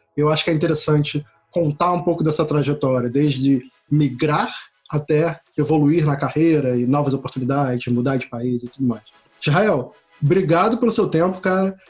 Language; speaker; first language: Portuguese; native; Portuguese